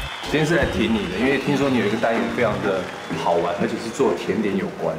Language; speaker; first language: Chinese; native; Chinese